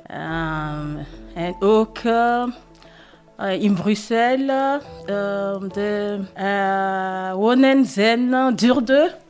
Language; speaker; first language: Dutch; non-native, learner; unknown